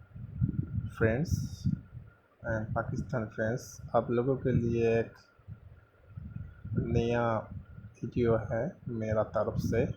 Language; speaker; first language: Hindi; non-native, learner; Bangla